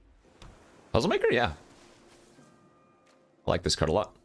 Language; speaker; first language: English; native; English